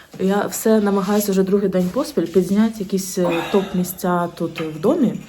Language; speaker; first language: Ukrainian; native; Ukrainian